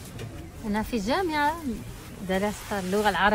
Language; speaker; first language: Arabic; non-native, learner; Spanish